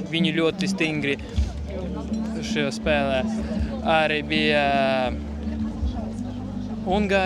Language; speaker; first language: Latvian; non-native, local second language; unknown